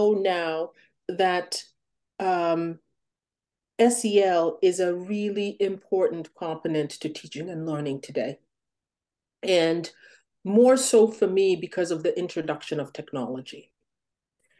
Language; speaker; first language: English; non-native, local second language; Ganda